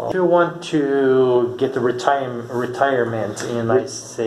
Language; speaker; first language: English; non-native, fluent; Portuguese